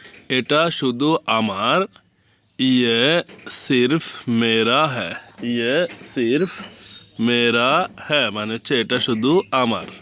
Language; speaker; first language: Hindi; non-native, fluent; Bangla